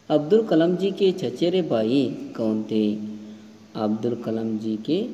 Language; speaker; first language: Hindi; non-native, local second language; Kannada